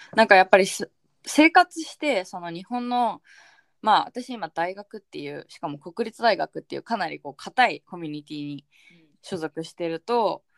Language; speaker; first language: Japanese; early bilingual, heritage; Japanese